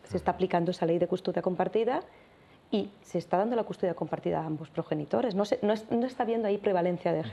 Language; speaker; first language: Spanish; native; Spanish